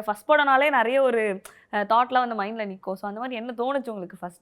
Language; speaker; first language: Tamil; native; Tamil